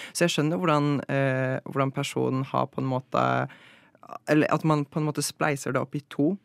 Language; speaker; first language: Norwegian; early bilingual, other home language; Polish